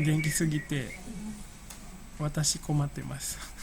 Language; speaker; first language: Japanese; non-native, fluent; Indonesian